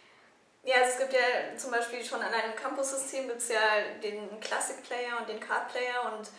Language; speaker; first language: German; native; German